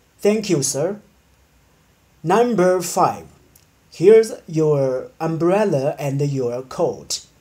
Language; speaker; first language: English; non-native, learner; Chinese